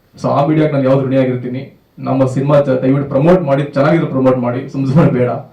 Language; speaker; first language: Kannada; native; Kannada